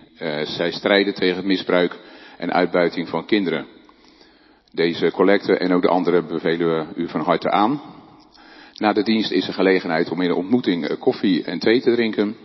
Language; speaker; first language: Dutch; native; Dutch